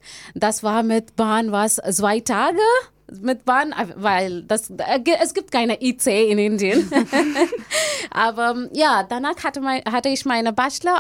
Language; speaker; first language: German; non-native, fluent; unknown